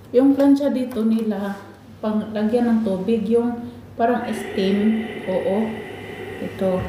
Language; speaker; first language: Filipino; non-native, local second language; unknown